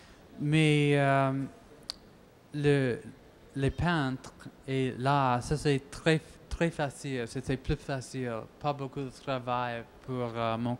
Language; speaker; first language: French; non-native, local second language; English